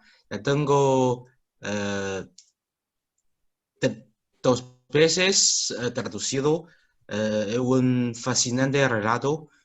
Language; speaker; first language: Spanish; non-native, fluent; Chinese